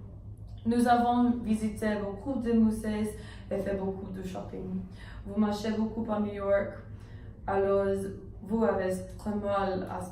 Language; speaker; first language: French; non-native, learner; English